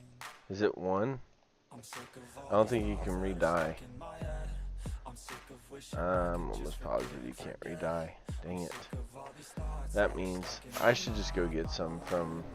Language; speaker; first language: English; native; English